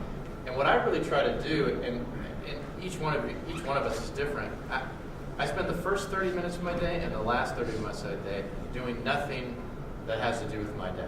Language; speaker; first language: English; native; English